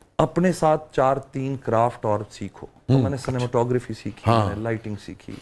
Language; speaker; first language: Urdu; early bilingual, heritage; Urdu